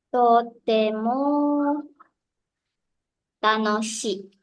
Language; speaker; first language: Japanese; non-native, learner; Indonesian